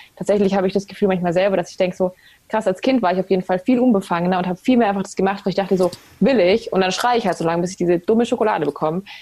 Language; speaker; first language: German; native; German